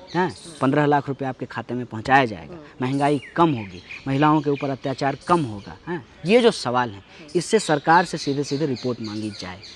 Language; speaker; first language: Hindi; native; Hindi